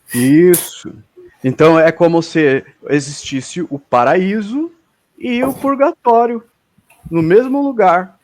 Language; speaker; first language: Portuguese; native; Portuguese